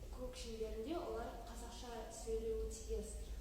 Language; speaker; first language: Kazakh; non-native, local second language; Russian